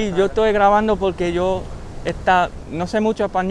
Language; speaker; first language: Spanish; early bilingual, heritage; English